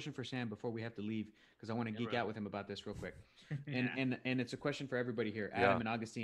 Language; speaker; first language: English; native; English